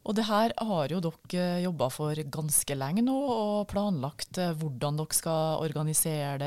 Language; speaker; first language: Norwegian; native; Norwegian